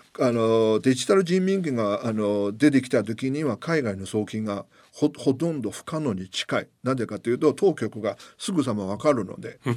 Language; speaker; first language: Japanese; non-native, fluent; Chinese